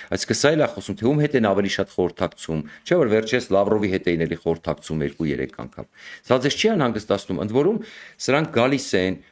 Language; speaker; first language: Armenian; native; Armenian